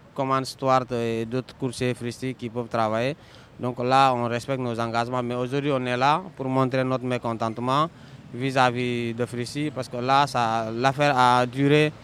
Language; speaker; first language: French; non-native, local second language; Wolof